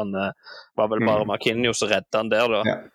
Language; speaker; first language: Norwegian; native; Norwegian